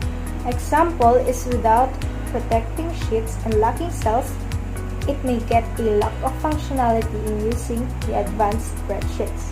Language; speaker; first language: English; non-native, local second language; Filipino